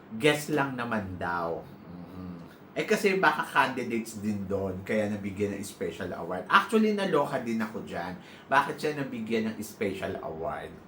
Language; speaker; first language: Filipino; native; Filipino